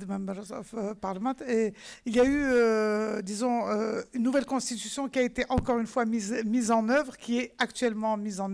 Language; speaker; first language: French; non-native, local second language; Arabic